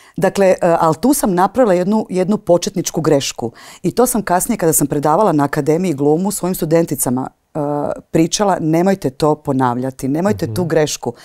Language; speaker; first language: Croatian; native; Croatian